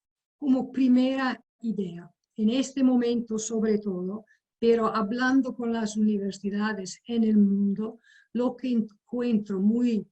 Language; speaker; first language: Spanish; non-native, fluent; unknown